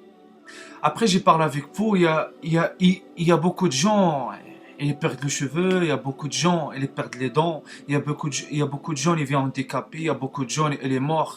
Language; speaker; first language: French; non-native, learner; Arabic